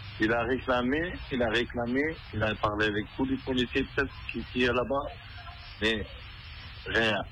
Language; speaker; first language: French; non-native, fluent; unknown